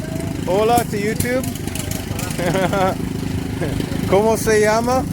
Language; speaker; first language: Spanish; non-native, learner; English